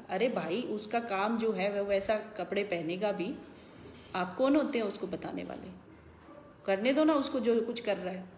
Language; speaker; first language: Hindi; native; Hindi